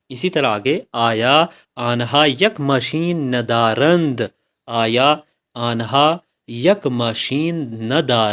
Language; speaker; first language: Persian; non-native, fluent; Urdu